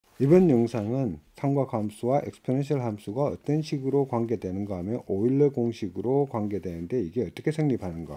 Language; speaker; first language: Korean; native; Korean